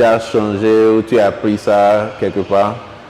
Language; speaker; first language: French; non-native, local second language; Ewe